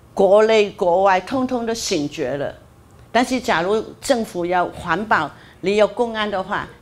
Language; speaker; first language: Chinese; non-native, fluent; Cantonese